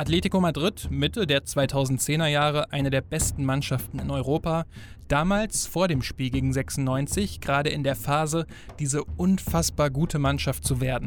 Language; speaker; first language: German; native; German